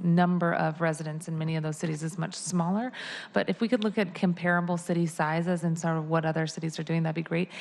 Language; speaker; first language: English; native; English